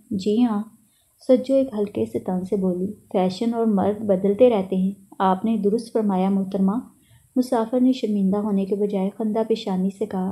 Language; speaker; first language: Urdu; native; Urdu